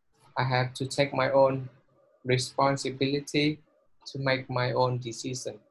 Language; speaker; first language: English; non-native, learner; Vietnamese